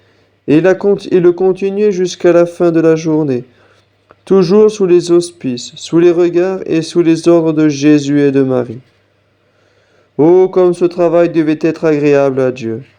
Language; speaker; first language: French; native; French